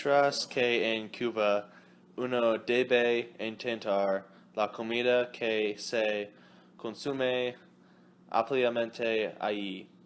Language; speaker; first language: Spanish; non-native, learner; English